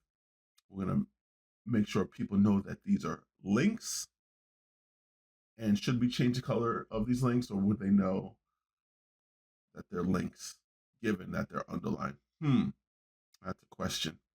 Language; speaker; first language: English; native; English